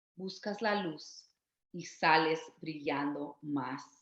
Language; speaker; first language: Spanish; early bilingual, other home language; English